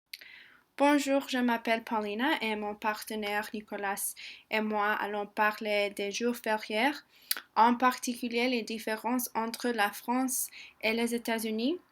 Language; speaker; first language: French; non-native, learner; English